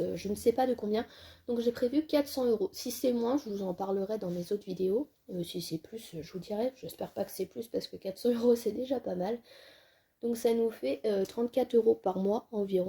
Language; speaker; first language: French; native; French